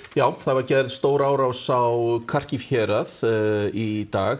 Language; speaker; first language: Icelandic; native; Icelandic